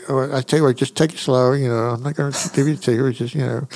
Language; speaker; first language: English; early bilingual, other home language; Spanish